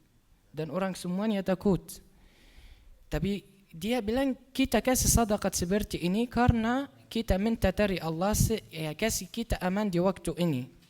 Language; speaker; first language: Indonesian; non-native, learner; Arabic